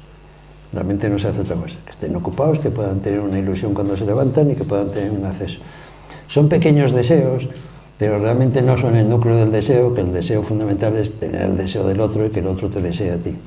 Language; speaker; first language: Spanish; native; Spanish